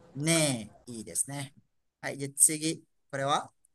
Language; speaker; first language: Japanese; non-native, fluent; Malay